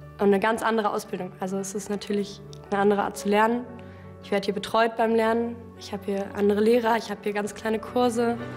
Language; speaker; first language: German; non-native, fluent; English